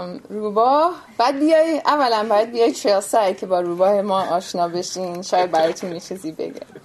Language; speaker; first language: Persian; early bilingual, heritage; Persian